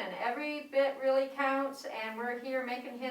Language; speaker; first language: English; native; English